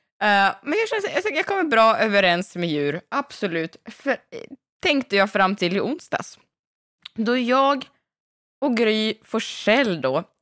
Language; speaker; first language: Swedish; native; Swedish